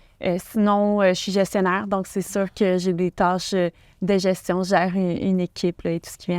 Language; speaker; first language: French; native; French